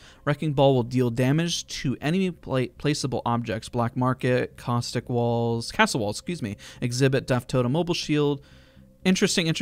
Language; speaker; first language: English; native; English